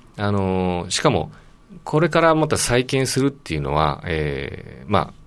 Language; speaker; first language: Japanese; native; Japanese